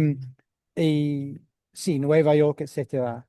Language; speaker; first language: Spanish; non-native, fluent; English